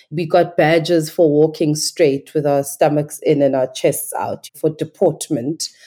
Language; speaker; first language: English; non-native, local second language; Igbo